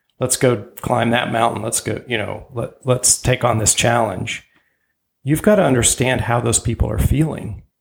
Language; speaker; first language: English; early bilingual, other home language; German